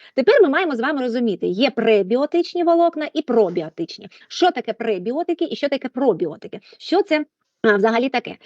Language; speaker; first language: Ukrainian; non-native, local second language; Russian